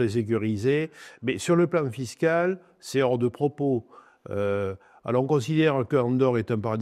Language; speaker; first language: French; native; French